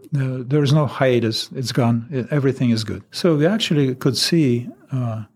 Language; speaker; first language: English; non-native, fluent; Russian